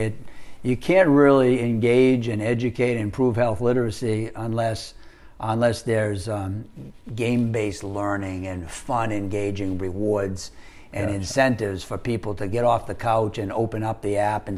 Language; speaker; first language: English; native; English